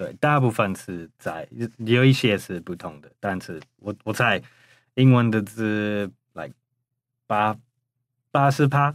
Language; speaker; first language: Chinese; non-native, fluent; English